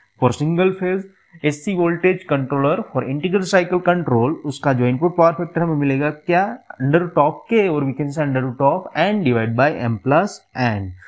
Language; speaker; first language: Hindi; non-native, local second language; Gujarati